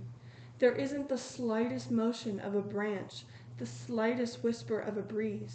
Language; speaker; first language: English; native; English